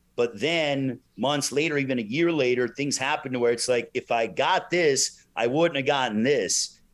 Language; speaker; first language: English; native; English